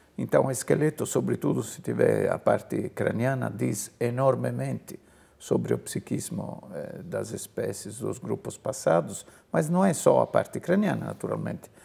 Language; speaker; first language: Portuguese; non-native, fluent; Italian